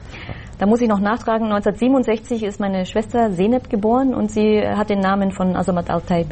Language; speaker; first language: German; early bilingual, other home language; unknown